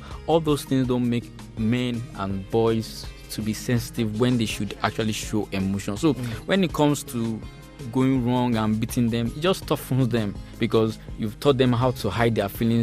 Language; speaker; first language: English; non-native, local second language; Yoruba